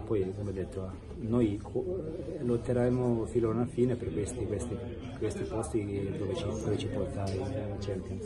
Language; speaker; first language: Italian; non-native, fluent; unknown